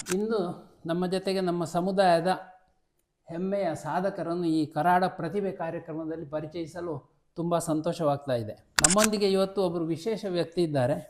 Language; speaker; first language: Kannada; non-native, local second language; Marathi